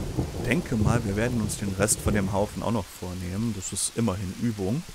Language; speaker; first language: German; native; German